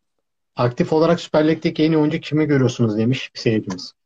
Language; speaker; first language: Turkish; native; Turkish